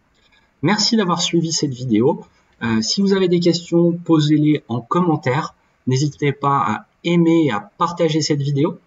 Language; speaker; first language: French; native; French